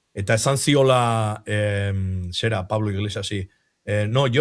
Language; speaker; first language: Spanish; non-native, local second language; Basque